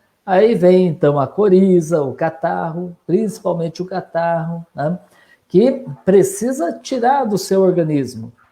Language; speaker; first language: Portuguese; native; Portuguese